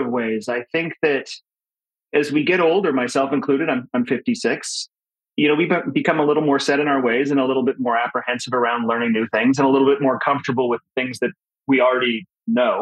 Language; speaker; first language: English; native; English